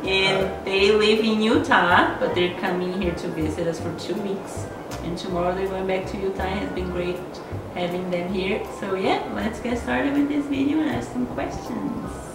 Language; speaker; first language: English; non-native, fluent; Portuguese